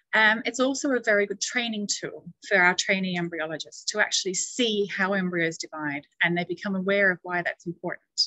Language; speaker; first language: English; native; English